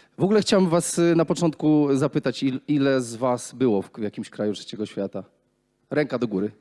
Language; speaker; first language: Polish; native; Polish